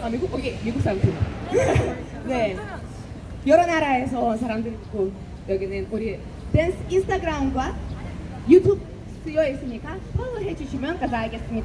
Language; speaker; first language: Korean; non-native, fluent; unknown